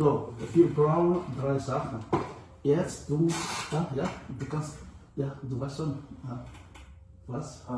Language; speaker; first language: German; non-native, learner; Malagasy